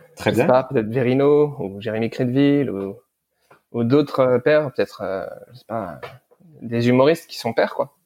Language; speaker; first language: French; early bilingual, other home language; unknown